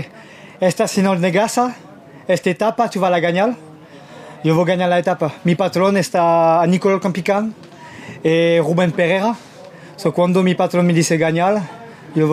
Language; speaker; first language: Spanish; non-native, learner; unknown